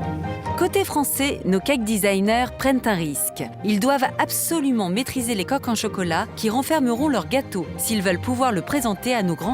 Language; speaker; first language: French; native; French